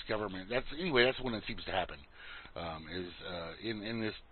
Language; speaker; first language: English; native; English